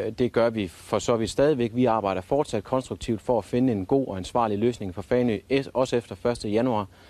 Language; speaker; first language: Danish; native; Danish